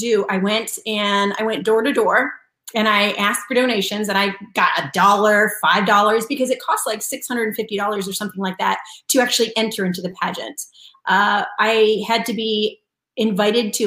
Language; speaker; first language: English; native; English